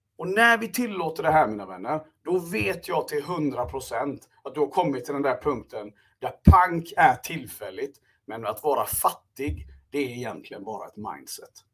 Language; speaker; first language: Swedish; early bilingual, other home language; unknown